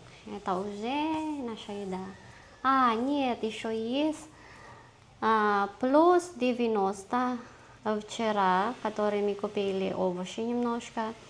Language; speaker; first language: Russian; non-native, learner; Filipino